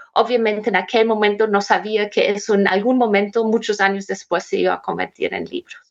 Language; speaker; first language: Spanish; non-native, fluent; German